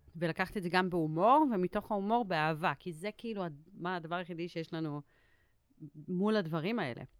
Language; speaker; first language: Hebrew; native; Hebrew